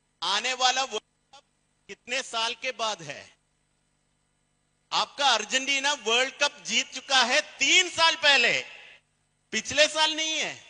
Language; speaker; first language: Hindi; non-native, fluent; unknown